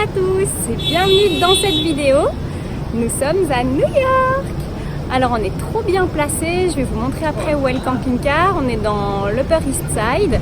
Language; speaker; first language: French; native; French